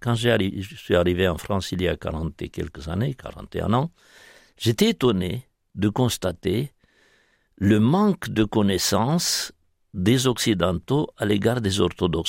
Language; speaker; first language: French; non-native, fluent; Romanian